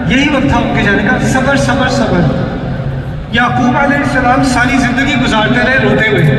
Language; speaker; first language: Urdu; early bilingual, heritage; Urdu